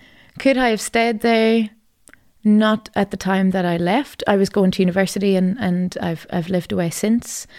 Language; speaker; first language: English; native; English